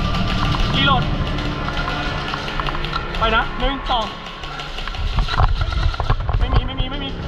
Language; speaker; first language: Thai; native; Thai